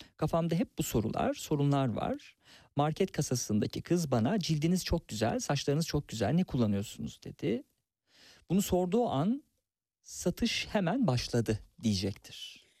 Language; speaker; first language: Turkish; native; Turkish